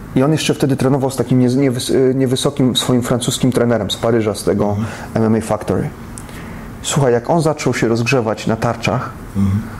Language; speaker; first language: Polish; native; Polish